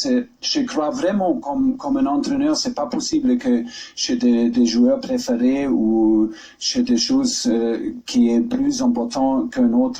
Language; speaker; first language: French; non-native, learner; German